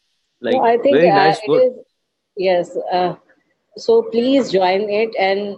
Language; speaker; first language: English; non-native, learner; Urdu